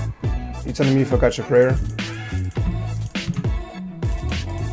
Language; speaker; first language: English; native; English